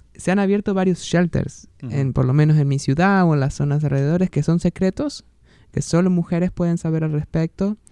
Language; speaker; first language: Spanish; native; Spanish